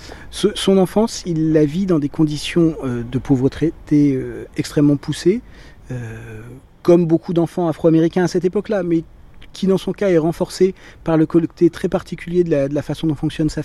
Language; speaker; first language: French; native; French